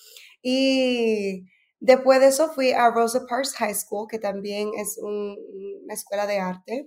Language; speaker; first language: Spanish; early bilingual, heritage; Spanish